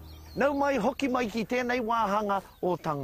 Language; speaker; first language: Māori; non-native, local second language; English